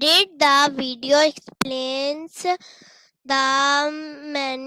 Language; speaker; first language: English; non-native, learner; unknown